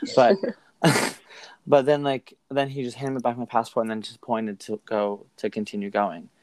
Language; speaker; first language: English; native; English